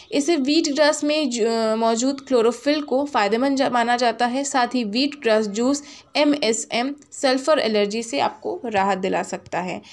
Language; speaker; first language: Hindi; native; Hindi